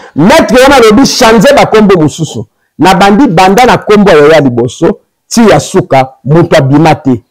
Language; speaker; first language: Lingala; native; Lingala